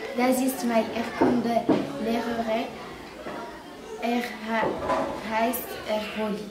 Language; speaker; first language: German; non-native, learner; French